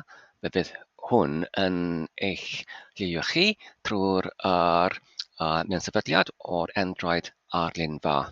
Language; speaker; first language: Welsh; non-native, fluent; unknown